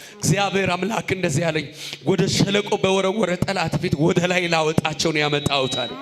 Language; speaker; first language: Amharic; native; Amharic